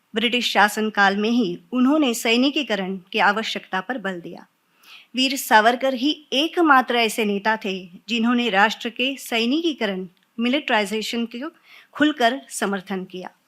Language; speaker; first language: Hindi; non-native, local second language; Marathi